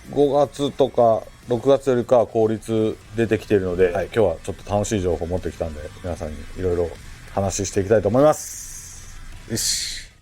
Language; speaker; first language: Japanese; native; Japanese